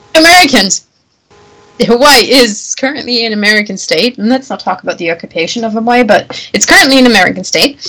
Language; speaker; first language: English; non-native, fluent; German